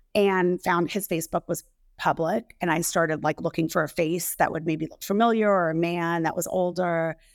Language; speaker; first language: English; native; English